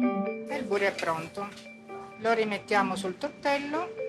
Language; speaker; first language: Italian; native; Italian